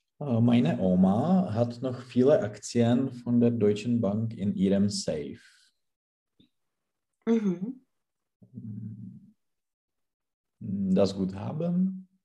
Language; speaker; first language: German; non-native, learner; Czech